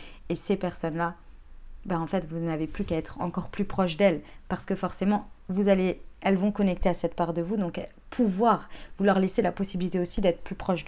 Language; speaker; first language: French; native; French